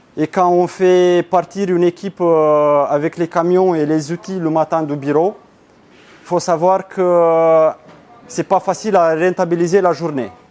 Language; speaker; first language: French; non-native, fluent; Romanian